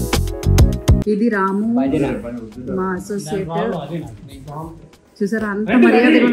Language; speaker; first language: Telugu; native; Telugu